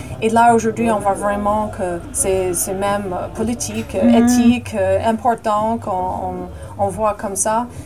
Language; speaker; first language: French; non-native, fluent; English